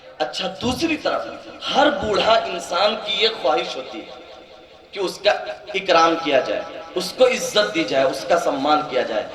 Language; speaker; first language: Urdu; native; Urdu